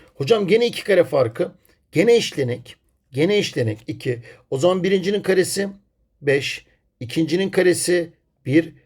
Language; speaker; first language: Turkish; native; Turkish